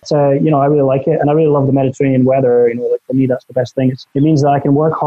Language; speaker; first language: English; native; English